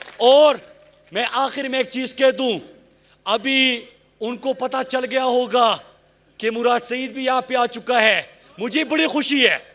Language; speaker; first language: Urdu; non-native, local second language; Pashto